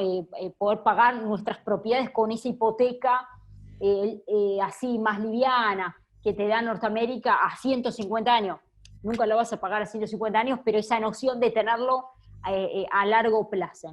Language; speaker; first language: Spanish; native; Spanish